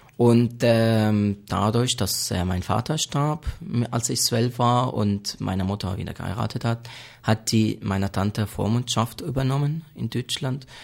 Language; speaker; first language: German; non-native, fluent; Arabic